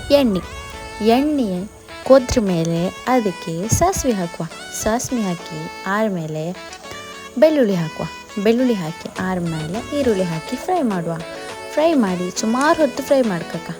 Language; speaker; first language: Kannada; native; Kannada